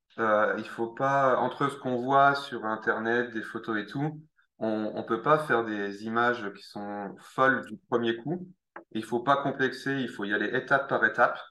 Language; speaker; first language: French; native; French